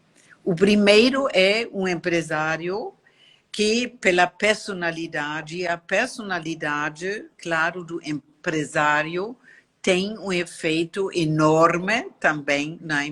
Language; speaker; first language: Portuguese; non-native, learner; German